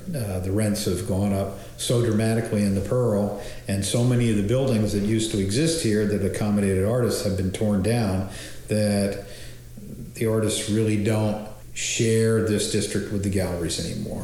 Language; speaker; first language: English; native; English